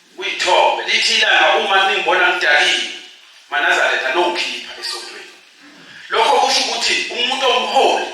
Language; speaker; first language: Zulu; native; Zulu